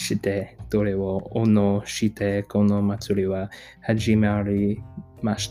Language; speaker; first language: Japanese; non-native, learner; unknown